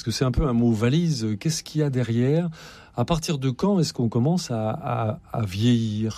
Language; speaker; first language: French; native; French